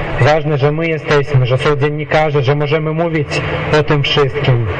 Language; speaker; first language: Polish; non-native, local second language; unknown